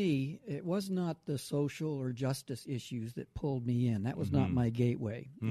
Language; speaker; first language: English; native; English